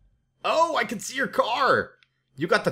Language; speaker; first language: English; native; English